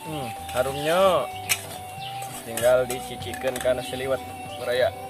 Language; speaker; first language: Indonesian; non-native, local second language; Sundanese